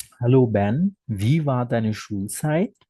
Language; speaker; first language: German; non-native, fluent; Bangla